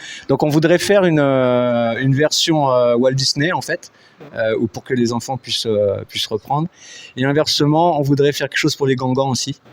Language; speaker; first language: French; native; French